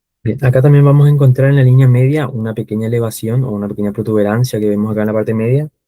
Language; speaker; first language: Spanish; native; Spanish